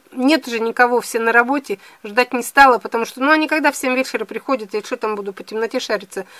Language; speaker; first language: Russian; native; Russian